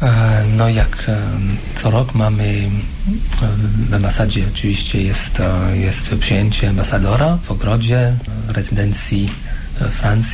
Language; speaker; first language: Polish; non-native, fluent; French